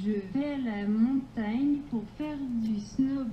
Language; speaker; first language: French; non-native, learner; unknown